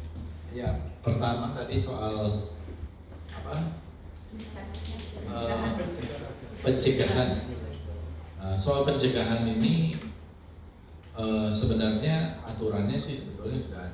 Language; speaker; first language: Indonesian; native; Indonesian